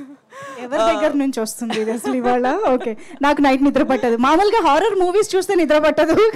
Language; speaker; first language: Telugu; native; Telugu